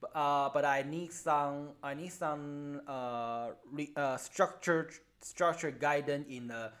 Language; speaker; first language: English; non-native, learner; Chinese